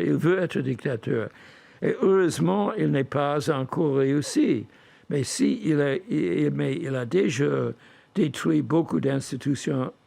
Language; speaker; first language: French; non-native, fluent; English